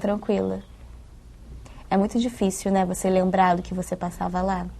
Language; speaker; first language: Portuguese; native; Portuguese